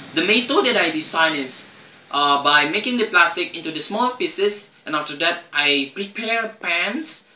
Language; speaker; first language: English; non-native, learner; Indonesian